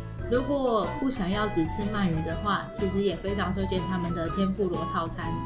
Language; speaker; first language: Chinese; native; Chinese